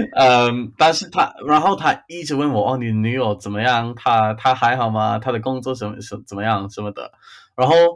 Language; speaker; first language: Chinese; non-native, fluent; English